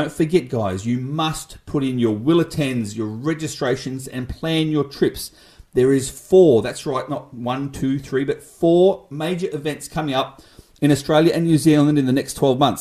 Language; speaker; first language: English; native; English